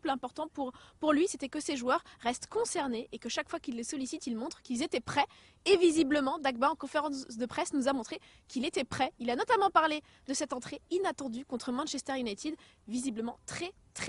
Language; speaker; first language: French; native; French